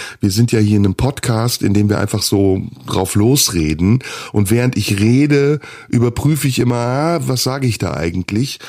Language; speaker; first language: German; early bilingual, other home language; Turkish